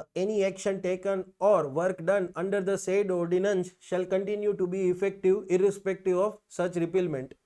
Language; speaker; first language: English; non-native, local second language; Gujarati